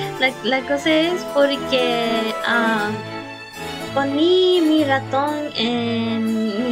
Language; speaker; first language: Spanish; early bilingual, heritage; Spanish